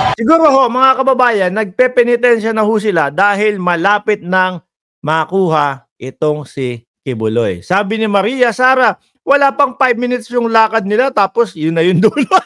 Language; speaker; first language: Filipino; native; Filipino